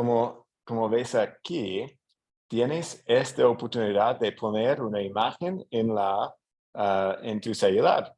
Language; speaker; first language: Spanish; non-native, fluent; English